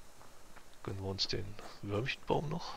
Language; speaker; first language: German; native; German